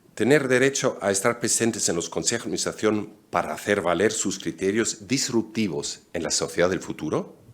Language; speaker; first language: Spanish; non-native, fluent; German